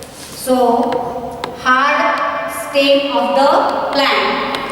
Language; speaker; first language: English; non-native, local second language; Marathi